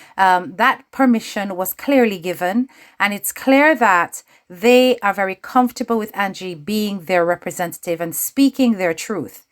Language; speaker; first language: English; native; English